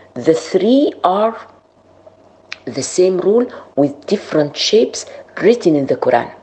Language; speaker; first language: English; non-native, fluent; Arabic